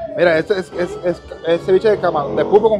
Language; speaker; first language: Spanish; native; Spanish